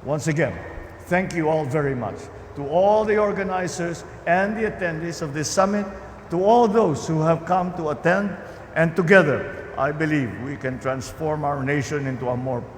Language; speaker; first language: English; non-native, local second language; Filipino